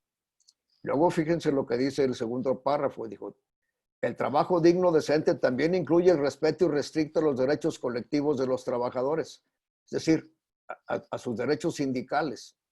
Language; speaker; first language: Spanish; native; Spanish